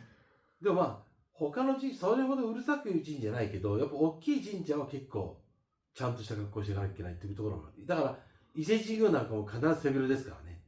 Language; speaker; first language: Japanese; native; Japanese